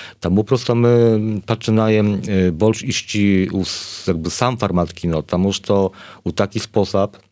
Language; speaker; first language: Polish; non-native, learner; Belarusian